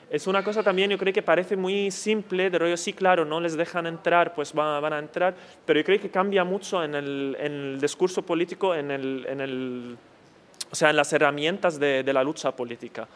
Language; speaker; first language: Spanish; non-native, fluent; Arabic